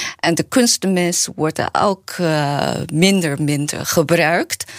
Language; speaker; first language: Dutch; non-native, learner; Chinese